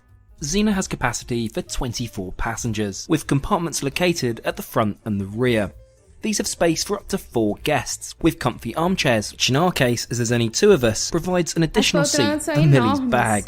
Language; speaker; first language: English; native; English